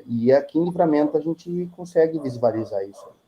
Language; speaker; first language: Portuguese; native; Portuguese